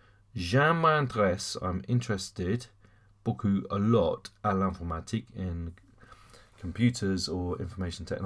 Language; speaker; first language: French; non-native, fluent; English